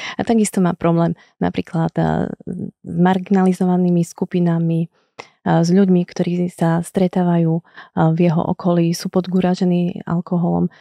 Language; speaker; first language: Slovak; native; Slovak